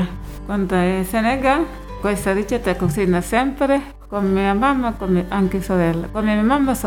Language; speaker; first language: Italian; non-native, learner; Wolof